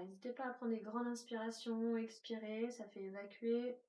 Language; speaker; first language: French; native; French